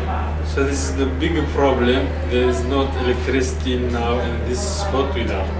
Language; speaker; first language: English; non-native, learner; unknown